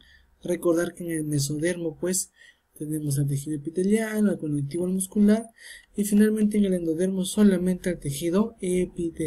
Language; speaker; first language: Spanish; native; Spanish